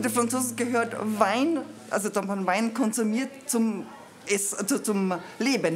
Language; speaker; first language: German; native; German